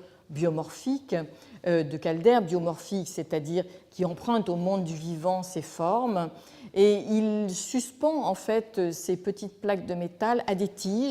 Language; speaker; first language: French; native; French